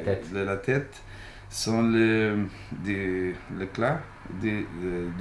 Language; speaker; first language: French; non-native, learner; Portuguese